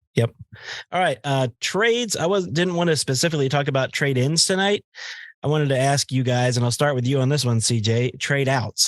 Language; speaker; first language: English; native; English